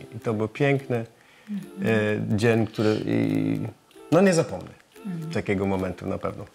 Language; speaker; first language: Polish; non-native, fluent; English